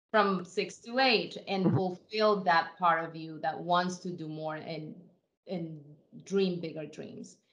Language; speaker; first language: English; non-native, fluent; Spanish